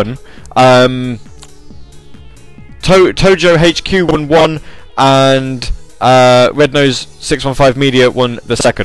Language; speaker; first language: English; native; English